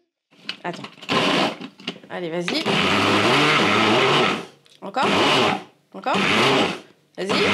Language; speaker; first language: French; native; French